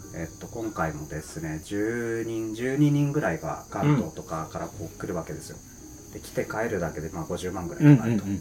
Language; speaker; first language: Japanese; native; Japanese